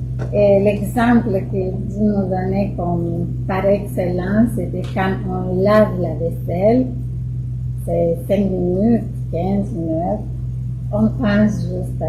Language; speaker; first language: French; non-native, fluent; Romanian